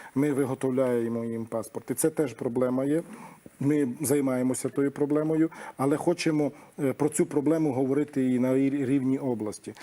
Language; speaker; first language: Ukrainian; non-native, local second language; Romany